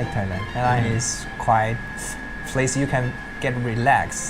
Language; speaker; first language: English; non-native, learner; Chinese